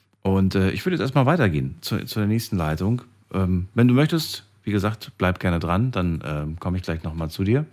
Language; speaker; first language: German; native; German